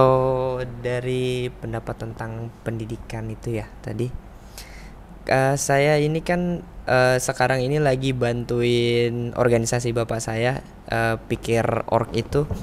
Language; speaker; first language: Indonesian; native; Indonesian